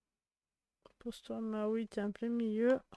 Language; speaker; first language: French; native; French